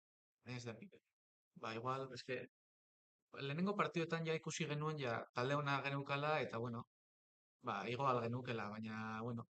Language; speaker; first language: Basque; non-native, local second language; Spanish